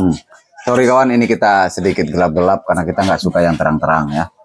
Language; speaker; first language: Indonesian; native; Indonesian